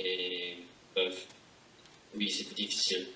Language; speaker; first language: French; non-native, fluent; English